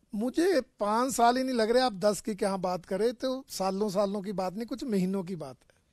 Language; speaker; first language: Hindi; native; Hindi